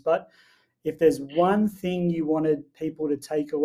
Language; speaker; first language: English; native; English